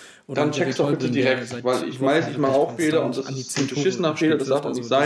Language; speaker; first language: German; native; German